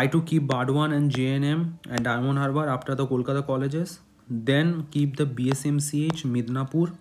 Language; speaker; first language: English; non-native, local second language; Bangla